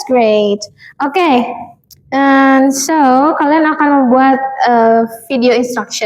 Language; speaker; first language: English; non-native, fluent; Indonesian